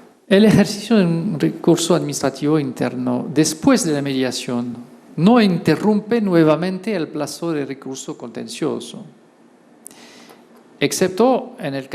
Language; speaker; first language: Spanish; non-native, fluent; French